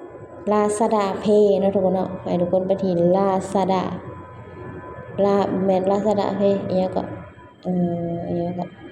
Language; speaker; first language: Thai; non-native, local second language; Lao